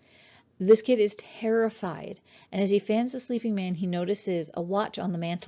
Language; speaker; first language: English; native; English